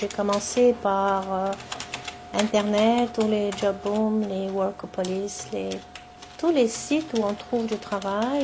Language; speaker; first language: French; non-native, local second language; Arabic